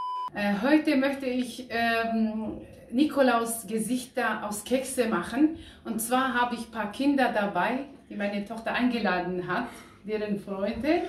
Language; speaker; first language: German; non-native, fluent; Aramaic